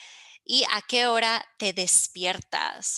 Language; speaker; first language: Spanish; early bilingual, heritage; English